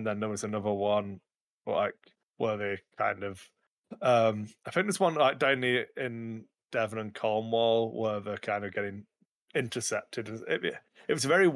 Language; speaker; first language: English; native; English